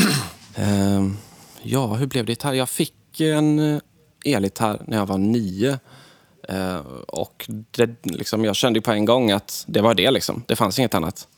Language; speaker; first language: Swedish; native; Swedish